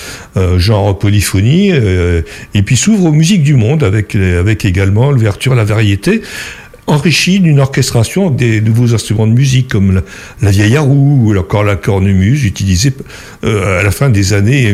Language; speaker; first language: French; native; French